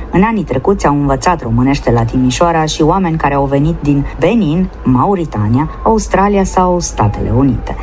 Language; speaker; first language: Romanian; native; Romanian